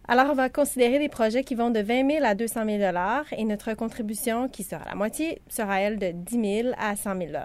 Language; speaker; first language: French; native; French